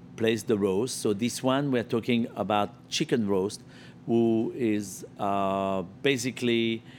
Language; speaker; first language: English; non-native, fluent; French